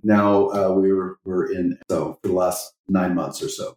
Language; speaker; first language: English; native; English